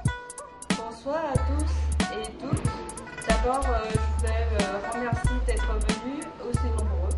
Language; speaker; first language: French; non-native, fluent; Chinese